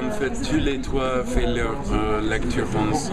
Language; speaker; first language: French; non-native, fluent; English